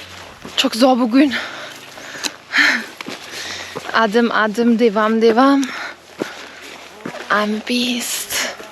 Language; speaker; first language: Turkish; non-native, learner; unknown